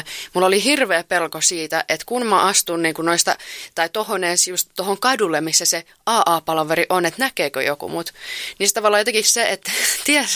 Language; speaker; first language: Finnish; native; Finnish